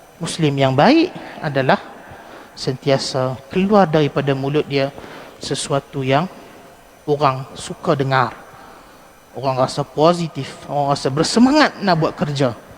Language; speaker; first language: Malay; native; Malay